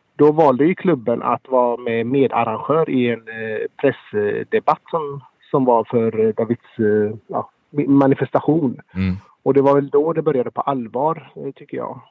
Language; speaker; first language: Swedish; native; Swedish